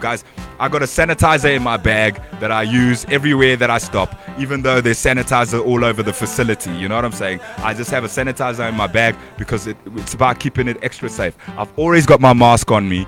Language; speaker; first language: English; non-native, local second language; Bemba